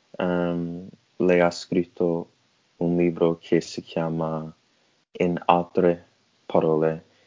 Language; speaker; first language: Italian; non-native, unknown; English